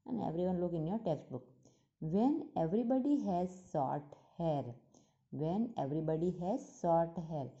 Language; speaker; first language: English; non-native, local second language; Gujarati